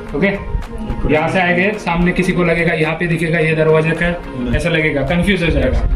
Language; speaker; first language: Hindi; non-native, local second language; Marathi